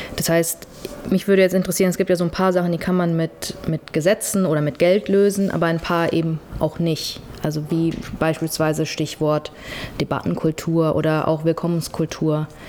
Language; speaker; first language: German; native; German